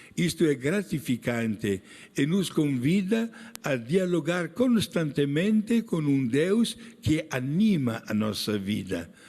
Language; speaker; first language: Portuguese; non-native, fluent; Italian